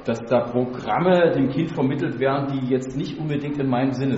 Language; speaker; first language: German; native; German